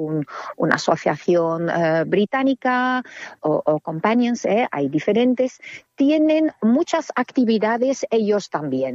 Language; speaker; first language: Spanish; non-native, fluent; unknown